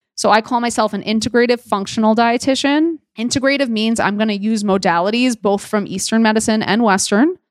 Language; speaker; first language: English; native; English